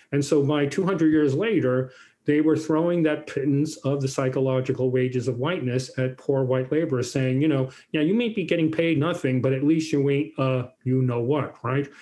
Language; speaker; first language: English; native; English